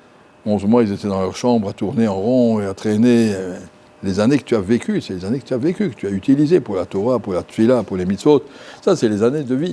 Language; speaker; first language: French; native; French